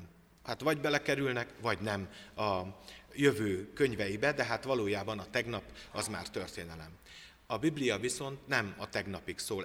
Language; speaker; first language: Hungarian; native; Hungarian